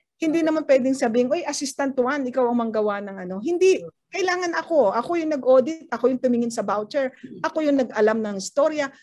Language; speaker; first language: Filipino; native; Filipino